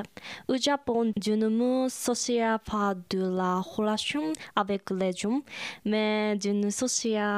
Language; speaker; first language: French; non-native, learner; Japanese